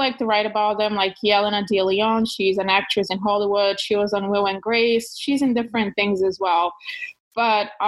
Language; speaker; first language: English; non-native, fluent; Bulgarian